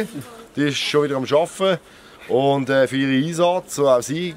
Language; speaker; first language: German; native; German